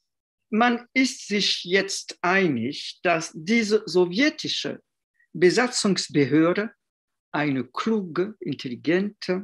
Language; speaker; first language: German; non-native, fluent; French